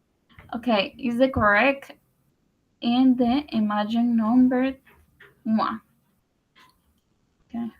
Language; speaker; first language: English; non-native, learner; Spanish